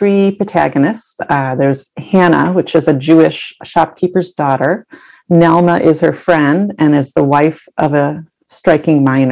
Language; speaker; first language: English; native; English